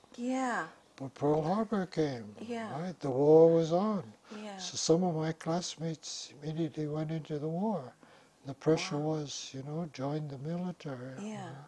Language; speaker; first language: English; native; English